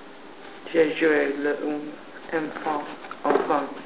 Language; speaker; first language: French; non-native, learner; English